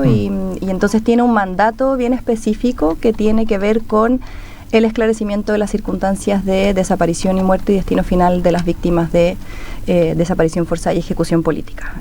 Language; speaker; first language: Spanish; native; Spanish